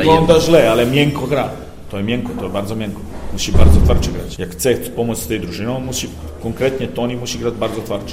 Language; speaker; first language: Polish; non-native, learner; Serbian